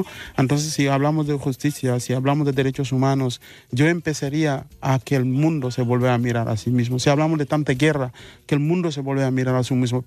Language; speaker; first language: Spanish; non-native, fluent; Mandingo